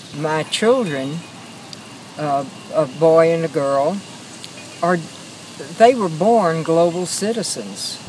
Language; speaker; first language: English; native; English